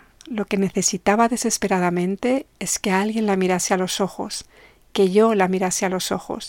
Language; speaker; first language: Spanish; native; Spanish